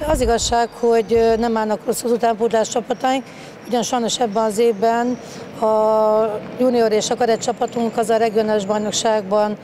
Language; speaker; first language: Hungarian; native; Hungarian